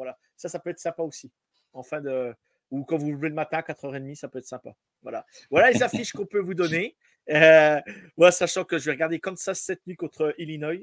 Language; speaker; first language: French; native; French